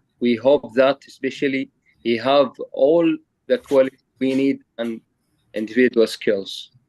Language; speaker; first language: English; non-native, learner; Arabic